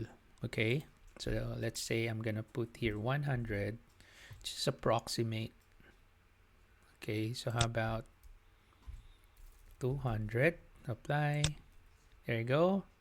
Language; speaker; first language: English; non-native, local second language; Filipino